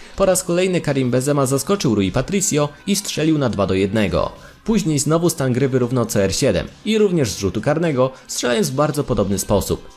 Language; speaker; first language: Polish; native; Polish